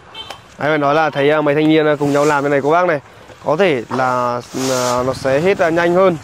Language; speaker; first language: Vietnamese; native; Vietnamese